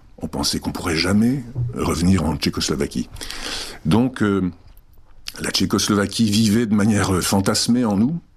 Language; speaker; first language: French; early bilingual, other home language; Czech